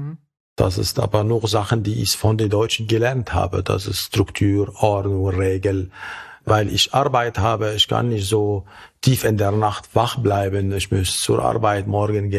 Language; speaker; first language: German; non-native, fluent; Arabic